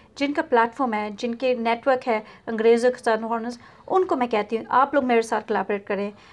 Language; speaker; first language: Urdu; native; Urdu